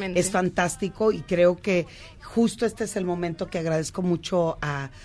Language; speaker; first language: Spanish; native; Spanish